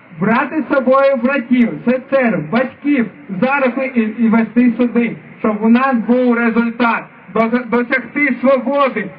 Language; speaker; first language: Ukrainian; non-native, fluent; Georgian